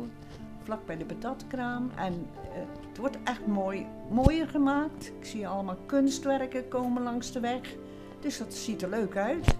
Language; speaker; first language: Dutch; native; Dutch